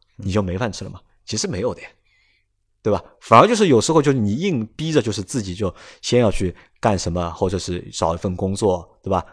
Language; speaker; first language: Chinese; non-native, local second language; Wu Chinese